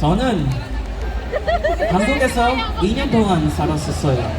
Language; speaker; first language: Korean; non-native, learner; Filipino